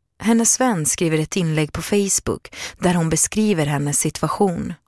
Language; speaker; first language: Swedish; native; Swedish